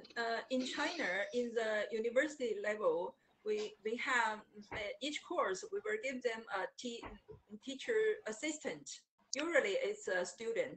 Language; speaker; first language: English; non-native, learner; Chinese